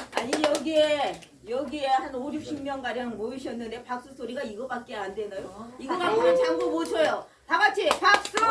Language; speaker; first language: Korean; native; Korean